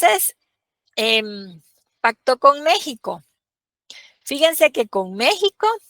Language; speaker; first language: Spanish; native; Spanish